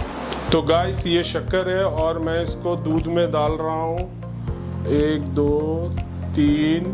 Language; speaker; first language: Hindi; native; Hindi